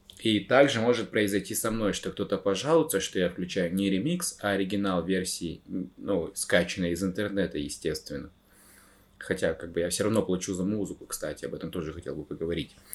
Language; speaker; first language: Russian; native; Russian